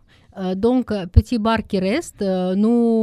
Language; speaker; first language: French; non-native, learner; Russian